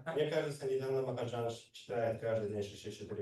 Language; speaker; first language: Russian; native; Russian